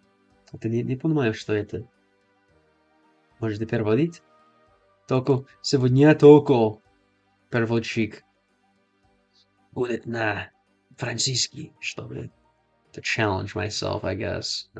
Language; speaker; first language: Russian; non-native, learner; English